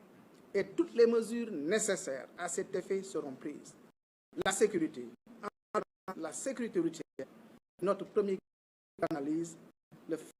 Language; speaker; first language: French; non-native, local second language; Wolof